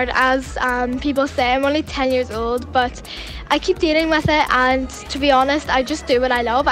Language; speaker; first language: English; native; English